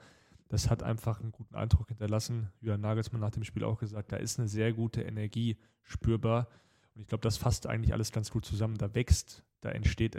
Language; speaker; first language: German; native; German